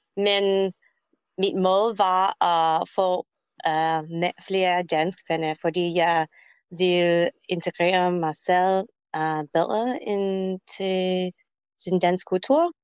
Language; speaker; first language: Danish; non-native, learner; English